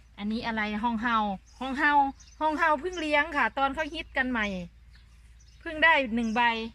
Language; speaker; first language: Thai; native; Thai